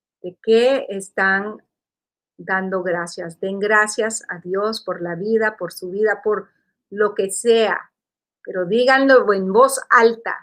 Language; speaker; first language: Spanish; early bilingual, heritage; Spanish